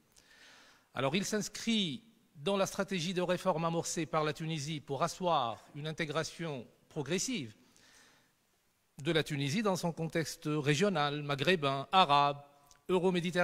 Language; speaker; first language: French; non-native, local second language; Arabic